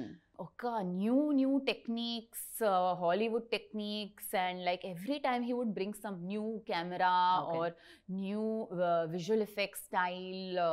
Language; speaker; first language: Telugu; non-native, learner; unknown